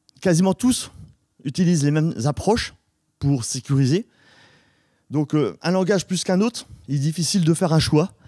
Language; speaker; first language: French; native; French